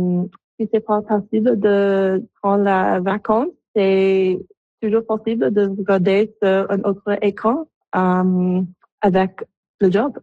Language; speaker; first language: French; non-native, local second language; English